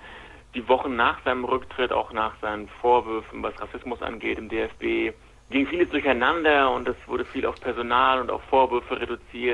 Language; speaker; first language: German; native; German